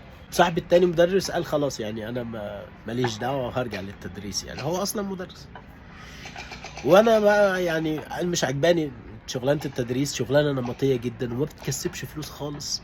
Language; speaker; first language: Arabic; native; Arabic